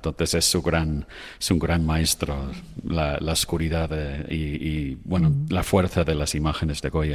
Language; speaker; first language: Spanish; non-native, fluent; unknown